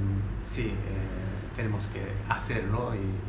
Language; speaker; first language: Spanish; non-native, learner; Japanese